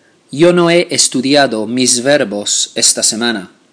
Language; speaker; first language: Spanish; non-native, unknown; English